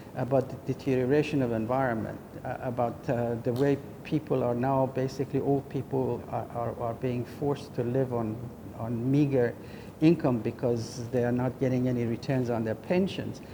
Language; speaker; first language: English; non-native, fluent; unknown